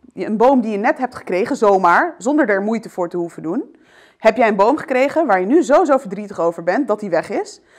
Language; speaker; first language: Dutch; early bilingual, other home language; Arabic